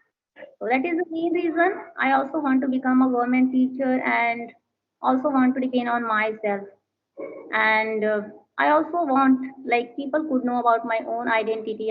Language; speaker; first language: English; non-native, learner; Hindi